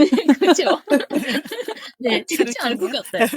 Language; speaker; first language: Korean; non-native, fluent; Japanese